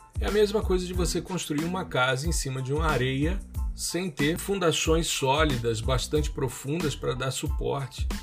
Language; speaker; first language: Portuguese; native; Portuguese